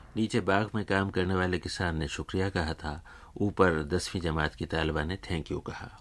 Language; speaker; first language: Urdu; native; Urdu